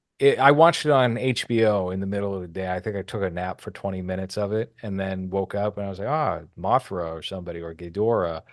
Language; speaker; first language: English; native; English